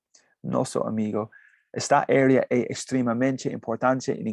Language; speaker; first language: Spanish; non-native, fluent; English